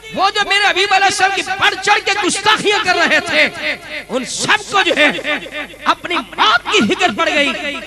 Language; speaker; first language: Urdu; non-native, local second language; Punjabi